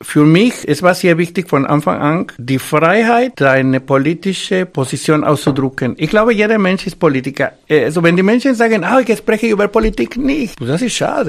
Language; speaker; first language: German; non-native, fluent; Spanish